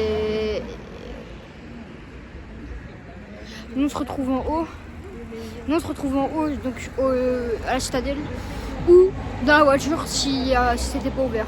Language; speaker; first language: French; native; French